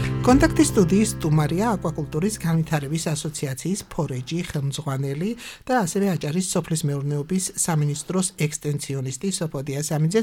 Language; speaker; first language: Georgian; native; Georgian